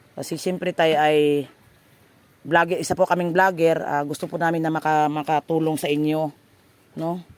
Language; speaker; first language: Filipino; non-native, local second language; Cebuano